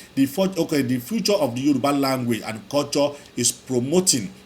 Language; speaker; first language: English; non-native, local second language; Yoruba